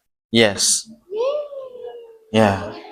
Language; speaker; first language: English; non-native, learner; Indonesian